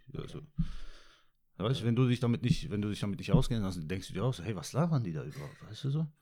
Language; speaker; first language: German; non-native, fluent; Turkish